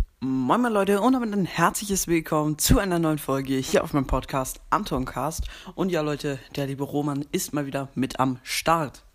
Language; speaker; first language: German; native; German